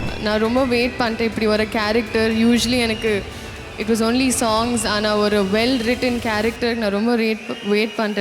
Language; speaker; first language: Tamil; non-native, fluent; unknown